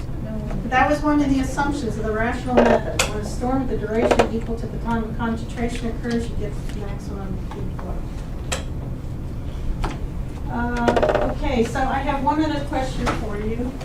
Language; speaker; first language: English; native; English